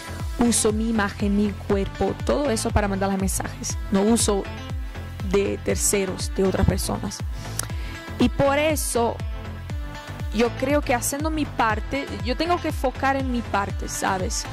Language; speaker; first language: Spanish; non-native, fluent; Portuguese